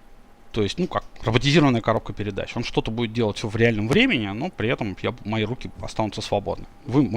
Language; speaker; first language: Russian; native; Russian